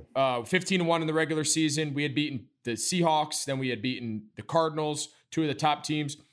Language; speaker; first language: English; native; English